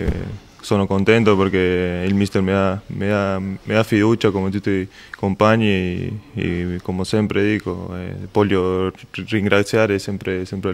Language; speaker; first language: Italian; non-native, learner; Spanish